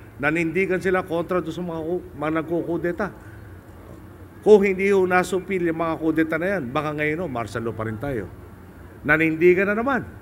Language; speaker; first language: Filipino; native; Filipino